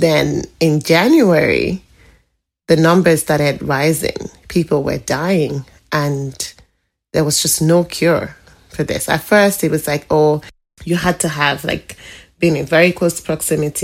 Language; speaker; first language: English; non-native, local second language; Igbo